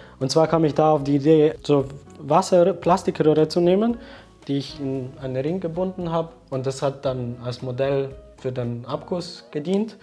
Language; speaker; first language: German; non-native, fluent; Slovenian